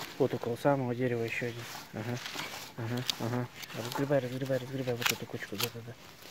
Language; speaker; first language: Russian; native; Russian